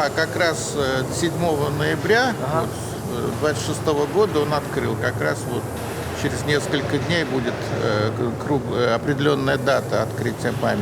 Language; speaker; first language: Russian; native; Russian